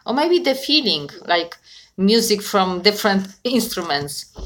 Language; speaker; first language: English; non-native, fluent; Polish